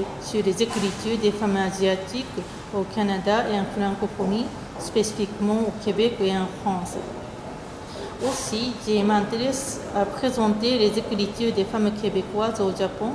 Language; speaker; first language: French; non-native, fluent; Japanese